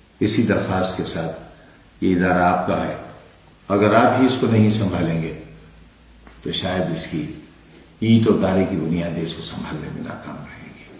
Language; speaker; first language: Urdu; native; Urdu